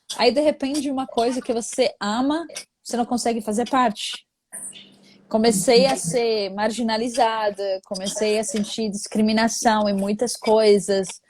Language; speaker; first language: Portuguese; non-native, fluent; Arabic